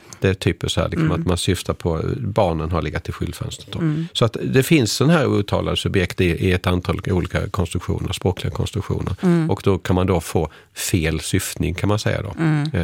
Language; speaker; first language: Swedish; native; Swedish